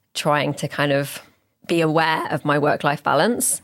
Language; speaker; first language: English; native; English